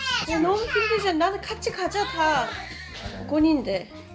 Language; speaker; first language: Korean; non-native, fluent; English